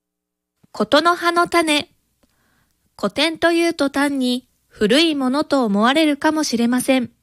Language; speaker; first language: Japanese; native; Japanese